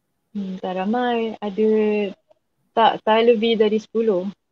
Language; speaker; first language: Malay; non-native, fluent; French